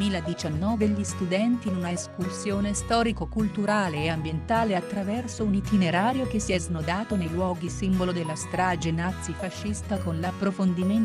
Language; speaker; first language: Italian; native; Italian